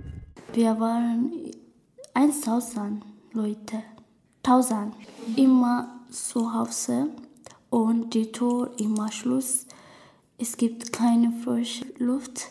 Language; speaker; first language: German; non-native, learner; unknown